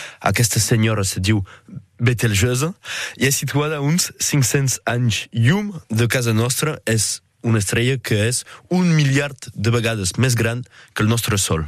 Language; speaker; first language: Catalan; non-native, local second language; French